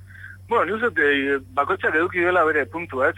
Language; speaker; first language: Basque; native; Basque